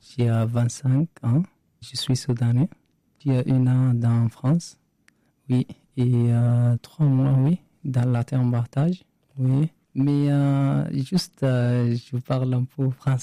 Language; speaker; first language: French; non-native, learner; Arabic